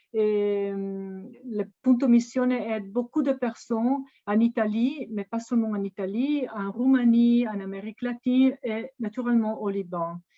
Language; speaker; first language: French; non-native, fluent; Italian